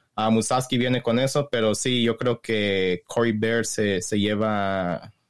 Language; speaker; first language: Spanish; early bilingual, heritage; Spanish